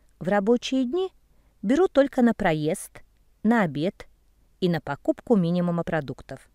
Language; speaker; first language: Russian; native; Russian